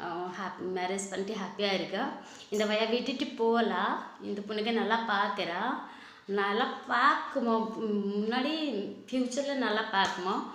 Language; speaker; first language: Tamil; non-native, local second language; Odia